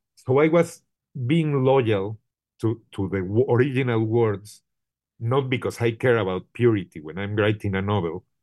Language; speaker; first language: English; non-native, fluent; Spanish